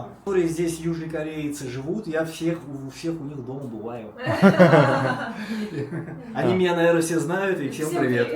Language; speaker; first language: Russian; native; Russian